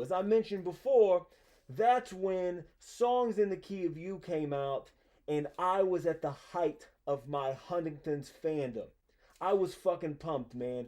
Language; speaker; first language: English; native; English